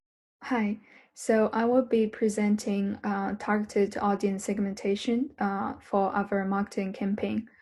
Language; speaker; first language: English; non-native, learner; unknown